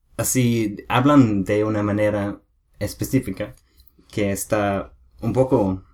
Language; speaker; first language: Spanish; non-native, learner; English